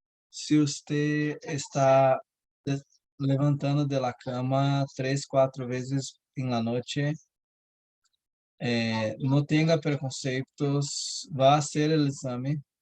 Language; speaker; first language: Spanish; non-native, learner; Portuguese